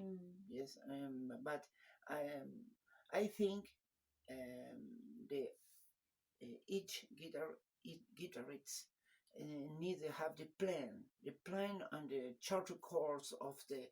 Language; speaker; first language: English; non-native, learner; Spanish